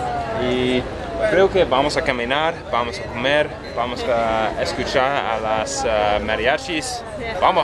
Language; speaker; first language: Spanish; non-native, learner; English